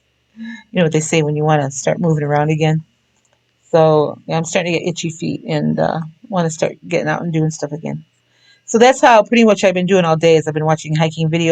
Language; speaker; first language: English; native; English